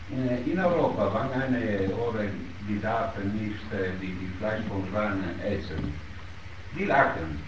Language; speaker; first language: German; non-native, learner; Italian